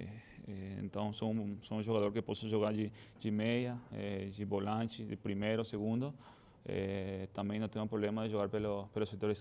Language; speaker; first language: Portuguese; non-native, fluent; Spanish